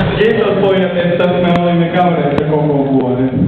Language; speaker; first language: Finnish; non-native, learner; English